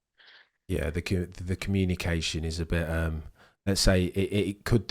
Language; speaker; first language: English; native; English